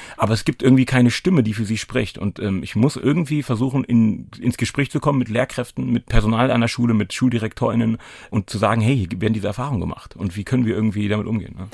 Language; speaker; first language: German; native; German